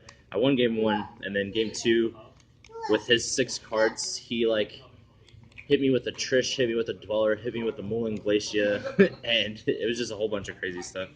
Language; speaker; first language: English; native; English